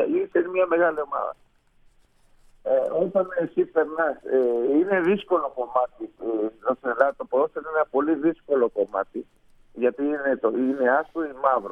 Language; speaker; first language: Greek; non-native, fluent; Spanish